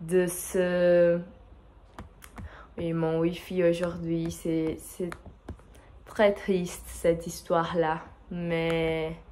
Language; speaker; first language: French; non-native, fluent; Portuguese